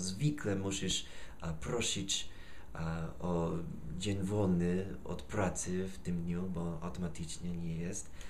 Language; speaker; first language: Polish; non-native, fluent; English